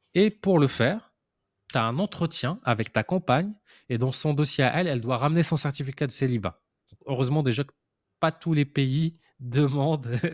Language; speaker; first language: French; non-native, local second language; Arabic